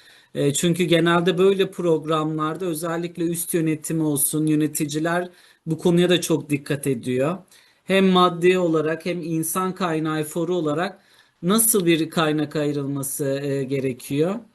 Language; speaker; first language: Turkish; native; Turkish